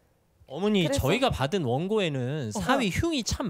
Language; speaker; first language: Korean; native; Korean